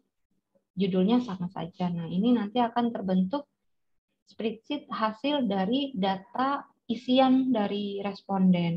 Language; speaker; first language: Indonesian; native; Indonesian